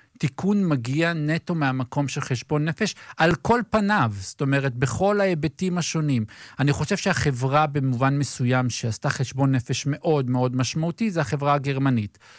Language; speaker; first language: Hebrew; native; Hebrew